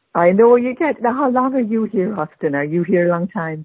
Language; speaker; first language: English; native; English